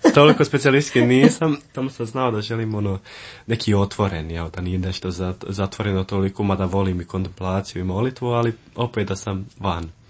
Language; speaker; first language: Croatian; early bilingual, heritage; Croatian